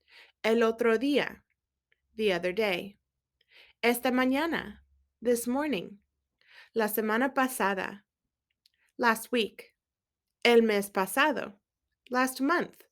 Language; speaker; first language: Spanish; non-native, learner; English